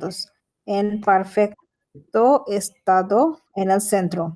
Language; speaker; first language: Spanish; non-native, learner; Bangla